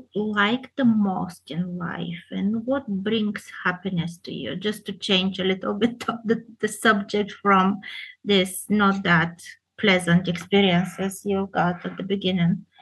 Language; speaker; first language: English; non-native, fluent; Bulgarian